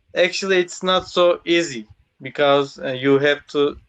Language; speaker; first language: English; non-native, learner; Turkish